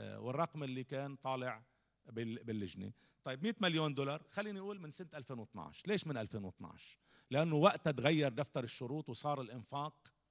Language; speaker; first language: Arabic; native; Arabic